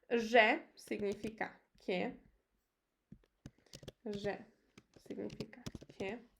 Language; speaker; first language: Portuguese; non-native, fluent; Polish